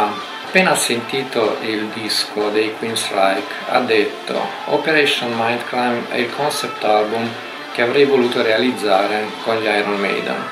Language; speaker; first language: Italian; native; Italian